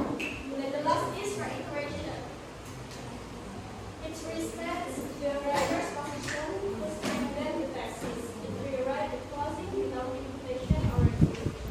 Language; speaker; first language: English; non-native, learner; Indonesian